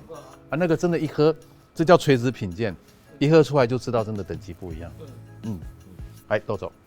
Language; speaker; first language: Chinese; native; Chinese